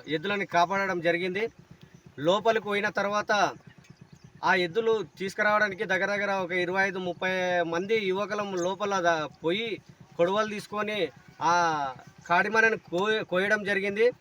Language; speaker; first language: Telugu; native; Telugu